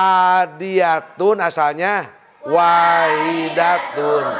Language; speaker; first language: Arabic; non-native, learner; Indonesian